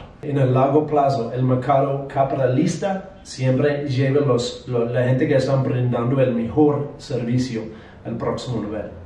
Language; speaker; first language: Spanish; non-native, learner; English